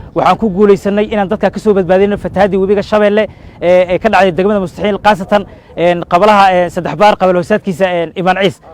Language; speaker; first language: Somali; native; Somali